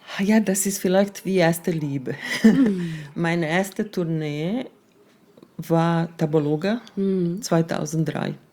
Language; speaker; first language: German; non-native, fluent; Serbian